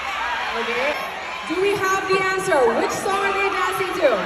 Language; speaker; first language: English; non-native, local second language; Filipino